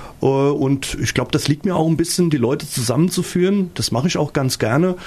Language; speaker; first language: German; native; German